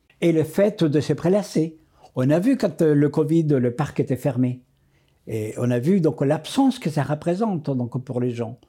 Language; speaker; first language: French; non-native, fluent; Spanish